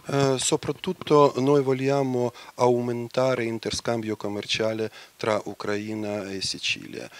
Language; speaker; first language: Italian; non-native, fluent; Ukrainian